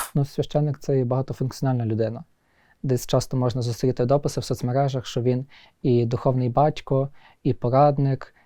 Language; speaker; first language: Ukrainian; native; Ukrainian